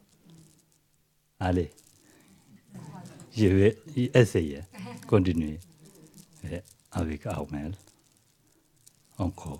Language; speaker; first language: French; non-native, learner; Tibetan